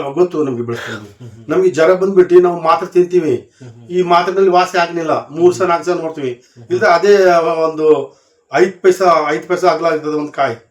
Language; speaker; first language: Kannada; non-native, local second language; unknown